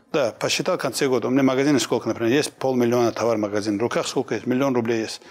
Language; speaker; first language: Russian; non-native, local second language; Kumyk